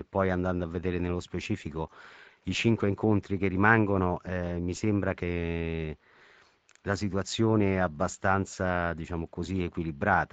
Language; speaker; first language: Italian; native; Italian